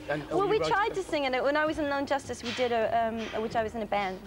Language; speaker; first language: English; native; English